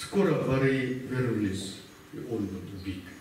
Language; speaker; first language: Russian; non-native, learner; Korean